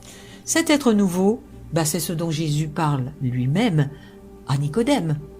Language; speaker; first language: French; native; French